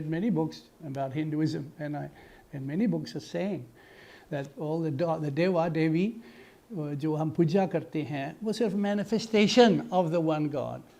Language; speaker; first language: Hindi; non-native, fluent; English